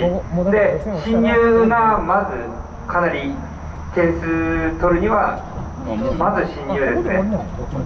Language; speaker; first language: Japanese; native; Japanese